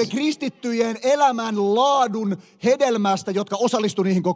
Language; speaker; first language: Finnish; native; Finnish